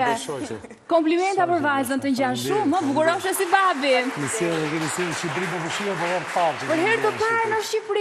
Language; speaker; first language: Albanian; native; Albanian